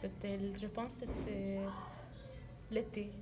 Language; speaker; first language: French; non-native, learner; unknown